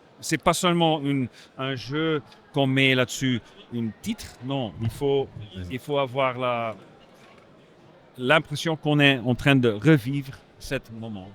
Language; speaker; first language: French; non-native, local second language; Dutch